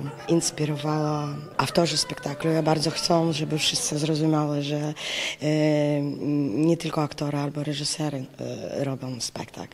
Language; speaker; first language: Polish; non-native, learner; Ukrainian